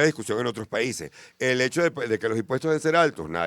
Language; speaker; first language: Spanish; native; Spanish